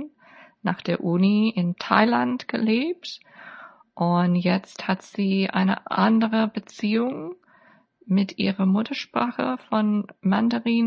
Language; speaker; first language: German; non-native, fluent; English